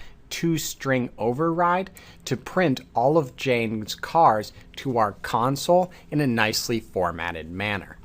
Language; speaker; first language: English; native; English